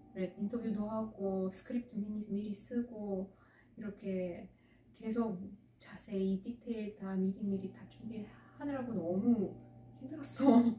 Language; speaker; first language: Korean; non-native, fluent; Russian